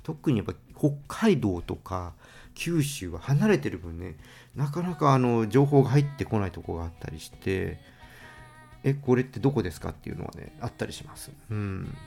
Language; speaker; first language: Japanese; native; Japanese